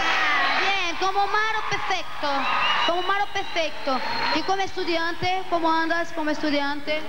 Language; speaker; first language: Spanish; non-native, fluent; Portuguese